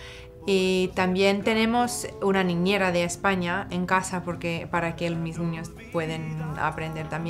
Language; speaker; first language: Spanish; non-native, fluent; English